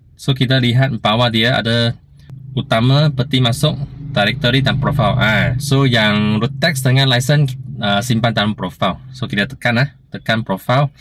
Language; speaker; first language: Malay; non-native, local second language; Chinese